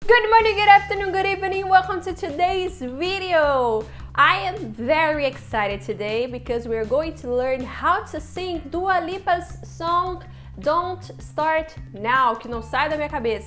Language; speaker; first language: English; non-native, fluent; Portuguese